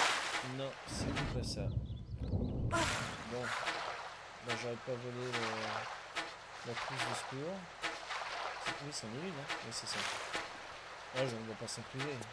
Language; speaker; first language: French; native; French